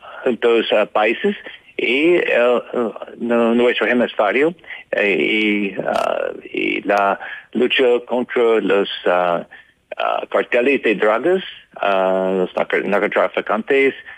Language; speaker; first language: Spanish; non-native, learner; English